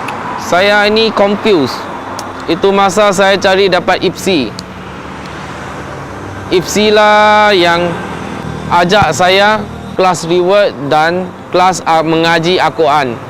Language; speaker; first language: Indonesian; non-native, local second language; Chinese